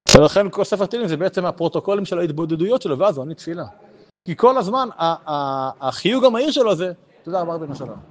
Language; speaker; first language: Hebrew; native; Hebrew